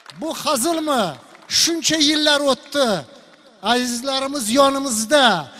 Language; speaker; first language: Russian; non-native, local second language; Uzbek